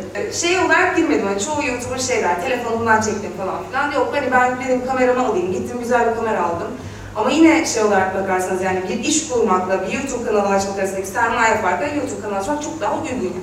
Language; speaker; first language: Turkish; native; Turkish